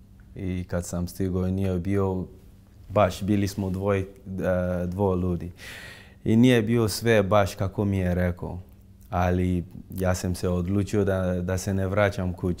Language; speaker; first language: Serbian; non-native, fluent; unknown